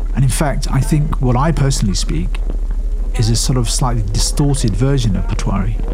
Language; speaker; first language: English; early bilingual, other home language; Urdu